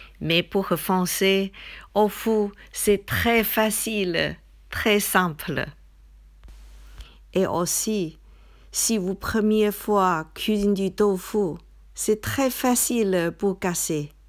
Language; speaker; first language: French; non-native, learner; Chinese